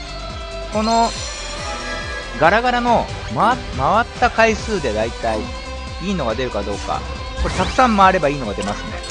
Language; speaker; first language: Japanese; native; Japanese